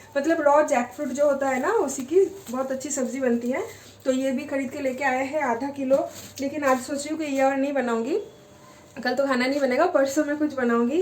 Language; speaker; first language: Hindi; non-native, local second language; Bangla